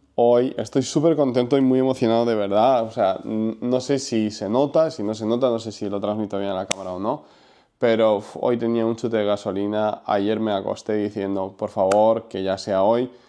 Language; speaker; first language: Spanish; non-native, fluent; Ukrainian